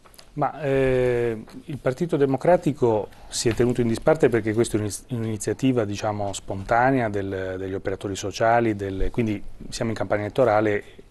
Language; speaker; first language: Italian; native; Italian